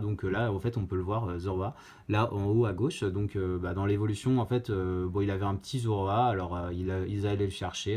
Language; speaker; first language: French; native; French